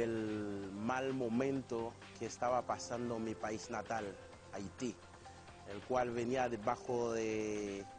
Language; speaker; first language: Spanish; non-native, fluent; Haitian Creole